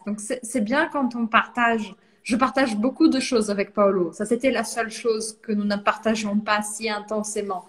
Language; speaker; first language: French; non-native, fluent; Portuguese